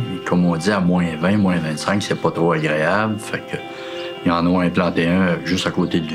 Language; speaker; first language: French; native; French